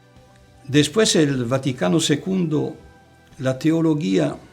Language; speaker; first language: Spanish; non-native, fluent; Italian